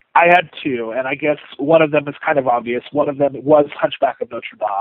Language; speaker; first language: English; native; English